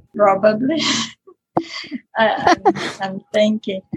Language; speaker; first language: English; non-native, fluent; Italian